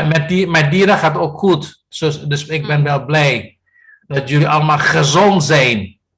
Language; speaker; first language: Dutch; non-native, fluent; Indonesian